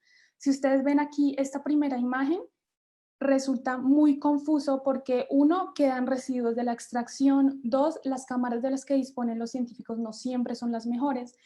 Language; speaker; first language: Spanish; native; Spanish